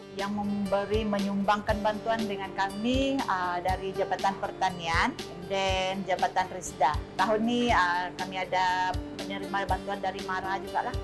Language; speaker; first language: Malay; non-native, local second language; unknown